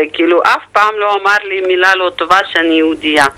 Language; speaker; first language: Hebrew; non-native, fluent; Ukrainian